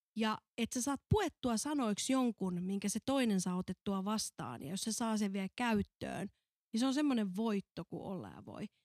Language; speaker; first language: Finnish; native; Finnish